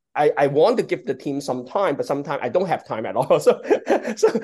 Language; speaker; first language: English; non-native, local second language; Cantonese